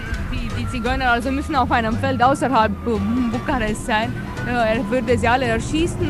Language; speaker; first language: German; non-native, fluent; Romanian